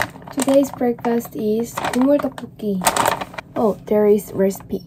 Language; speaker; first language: English; non-native, learner; Korean